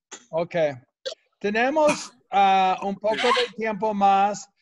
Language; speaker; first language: Spanish; non-native, fluent; English